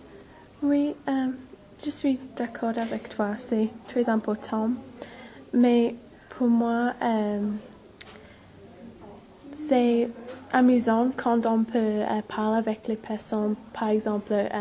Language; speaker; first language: French; non-native, learner; English